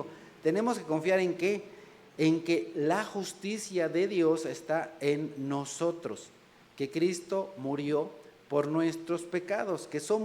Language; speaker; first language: Spanish; native; Spanish